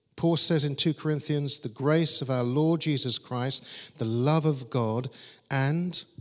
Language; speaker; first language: English; native; English